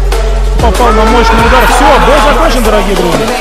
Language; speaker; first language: Russian; native; Russian